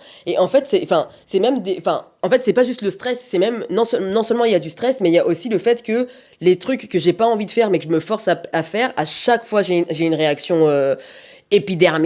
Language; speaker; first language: French; native; French